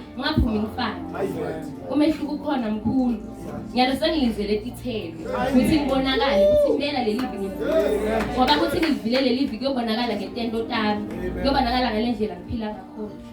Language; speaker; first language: Zulu; non-native, local second language; Swati